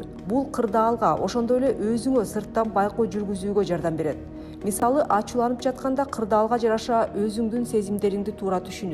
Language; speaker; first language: Kyrgyz; native; Kyrgyz